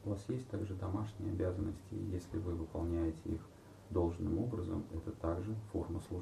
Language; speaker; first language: Russian; native; Russian